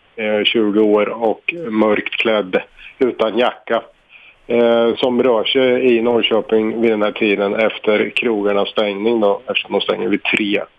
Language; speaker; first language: Swedish; native; Swedish